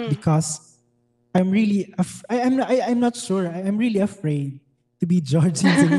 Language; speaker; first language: English; non-native, local second language; Filipino